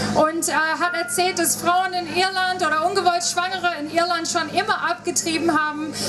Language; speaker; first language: German; native; German